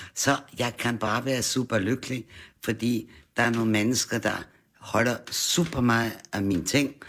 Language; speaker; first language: Danish; non-native, fluent; German